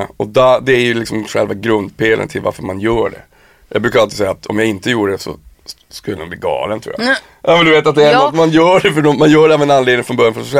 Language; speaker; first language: Swedish; native; Swedish